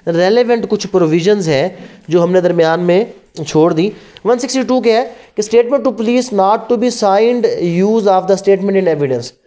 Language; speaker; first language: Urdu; non-native, local second language; Punjabi